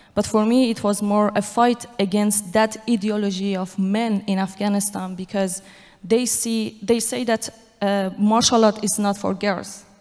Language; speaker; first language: English; non-native, fluent; Persian